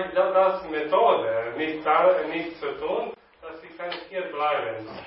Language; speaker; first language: German; non-native, learner; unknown